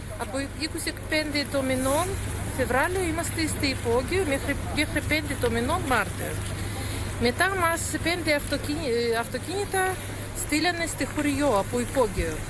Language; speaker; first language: Greek; early bilingual, heritage; Greek